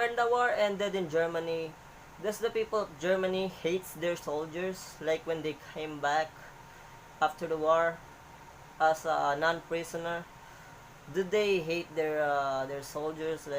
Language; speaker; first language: English; native; English